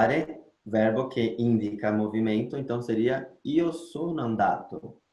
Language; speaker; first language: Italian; non-native, fluent; Portuguese